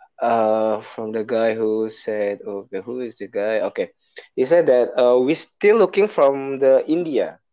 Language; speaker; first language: English; non-native, learner; Indonesian